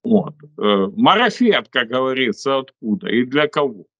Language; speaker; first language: Russian; non-native, local second language; Ukrainian